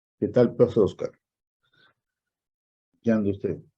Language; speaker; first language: Spanish; native; Spanish